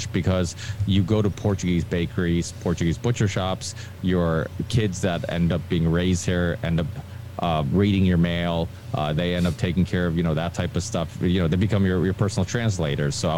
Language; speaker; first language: English; early bilingual, other home language; Portuguese